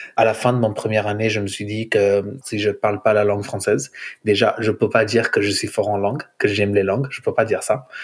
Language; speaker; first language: French; non-native, fluent; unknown